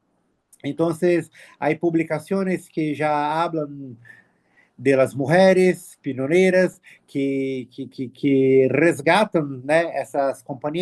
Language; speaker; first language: Spanish; non-native, learner; Portuguese